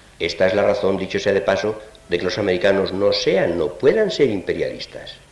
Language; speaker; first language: Spanish; native; Spanish